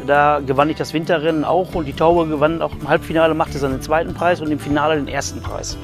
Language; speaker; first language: German; native; German